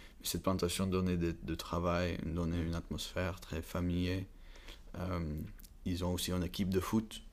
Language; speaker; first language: French; non-native, learner; Dutch